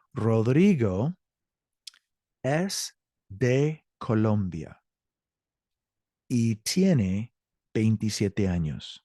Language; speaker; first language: Spanish; non-native, learner; English